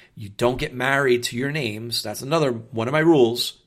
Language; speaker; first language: English; native; English